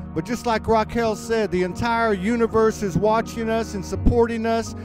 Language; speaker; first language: English; native; English